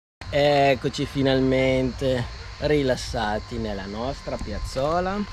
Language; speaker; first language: Italian; native; Italian